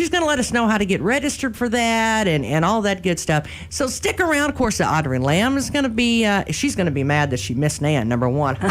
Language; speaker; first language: English; native; English